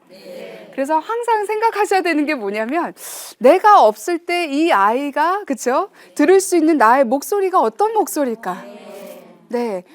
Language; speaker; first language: Korean; early bilingual, heritage; Korean